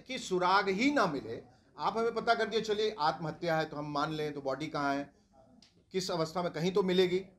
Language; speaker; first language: Hindi; native; Hindi